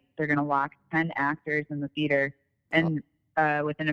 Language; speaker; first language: English; native; English